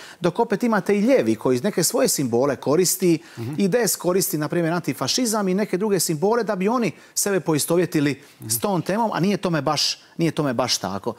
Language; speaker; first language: Croatian; native; Croatian